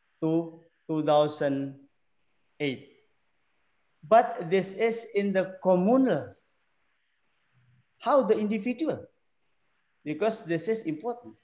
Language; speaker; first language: English; non-native, learner; Indonesian